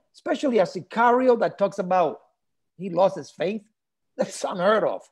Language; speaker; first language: English; early bilingual, other home language; Spanish